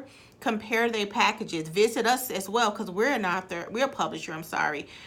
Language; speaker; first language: English; native; English